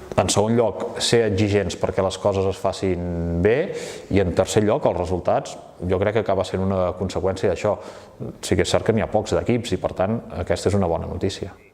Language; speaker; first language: Catalan; native; Catalan